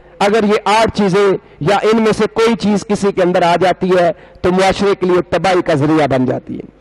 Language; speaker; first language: Urdu; non-native, local second language; Punjabi